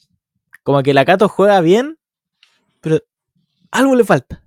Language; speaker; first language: Spanish; native; Spanish